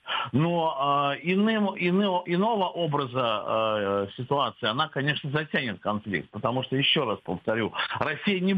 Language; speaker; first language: Russian; native; Russian